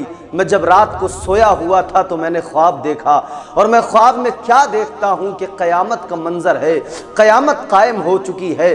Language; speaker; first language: Urdu; native; Urdu